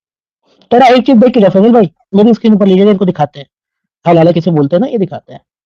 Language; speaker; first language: Hindi; native; Hindi